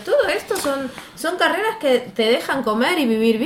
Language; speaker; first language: Spanish; native; Spanish